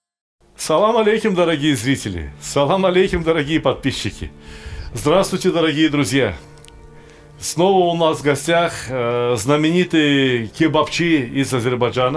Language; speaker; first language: Russian; native; Russian